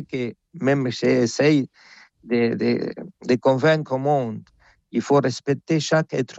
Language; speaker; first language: French; non-native, fluent; Spanish